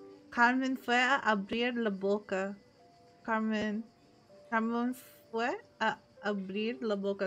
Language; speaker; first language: Spanish; non-native, learner; English